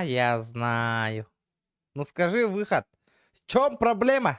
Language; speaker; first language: Russian; native; Russian